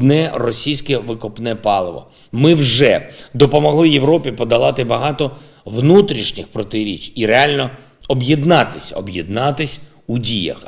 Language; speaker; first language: Ukrainian; non-native, local second language; Russian